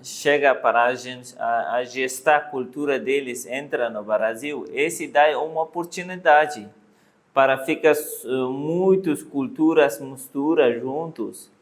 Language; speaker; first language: Portuguese; non-native, learner; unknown